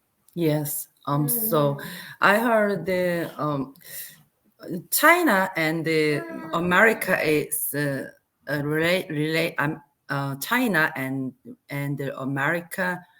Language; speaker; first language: English; non-native, learner; Korean